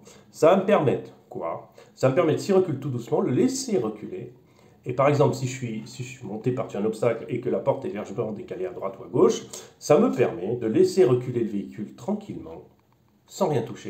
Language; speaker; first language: French; native; French